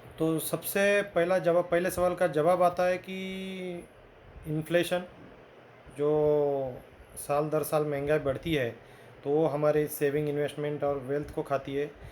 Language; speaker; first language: Hindi; non-native, local second language; Marathi